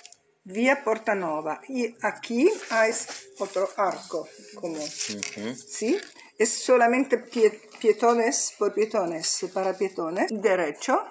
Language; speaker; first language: Spanish; non-native, learner; Italian